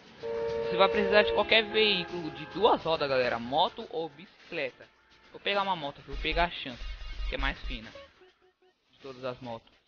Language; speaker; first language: Portuguese; native; Portuguese